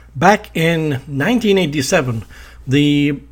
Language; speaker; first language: English; native; English